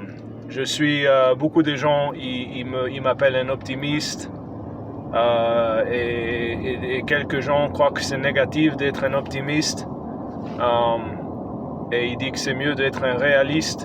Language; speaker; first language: French; non-native, fluent; English